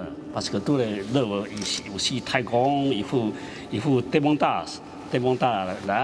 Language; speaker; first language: French; non-native, learner; Chinese